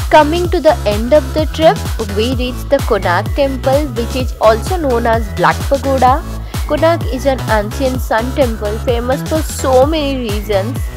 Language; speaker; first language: English; non-native, local second language; Odia